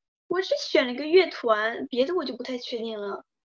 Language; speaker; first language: Chinese; early bilingual, other home language; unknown